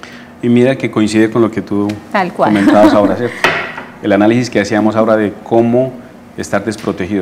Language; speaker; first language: Spanish; native; Spanish